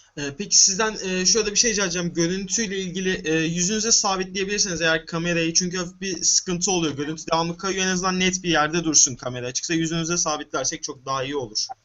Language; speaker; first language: Turkish; native; Turkish